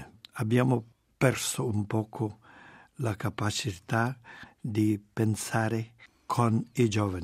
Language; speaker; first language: Italian; non-native, fluent; Portuguese